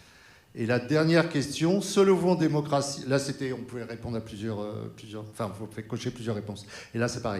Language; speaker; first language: French; native; French